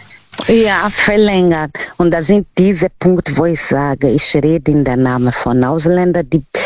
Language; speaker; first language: German; non-native, learner; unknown